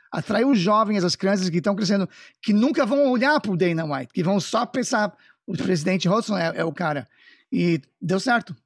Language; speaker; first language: Portuguese; non-native, fluent; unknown